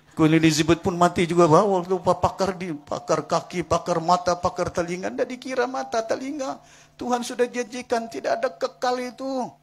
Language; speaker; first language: Malay; non-native, local second language; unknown